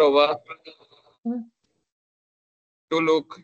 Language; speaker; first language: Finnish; non-native, learner; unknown